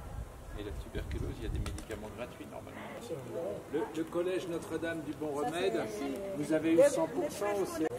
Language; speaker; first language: French; native; French